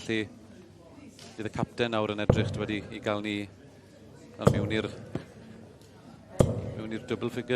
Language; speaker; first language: Welsh; native; Welsh